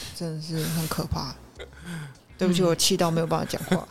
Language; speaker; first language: Chinese; native; Chinese